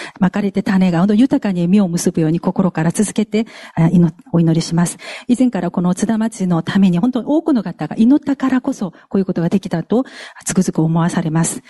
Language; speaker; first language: Japanese; non-native, fluent; Korean